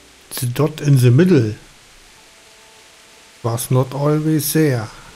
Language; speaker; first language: English; non-native, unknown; German